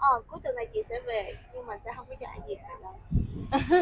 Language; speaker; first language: Chinese; non-native, learner; Vietnamese